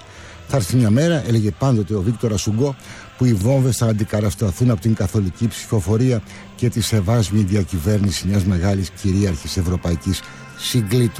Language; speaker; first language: Greek; native; Greek